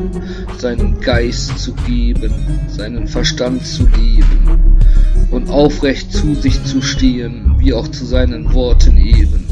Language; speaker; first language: German; native; German